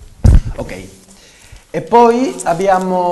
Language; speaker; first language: Italian; non-native, learner; Spanish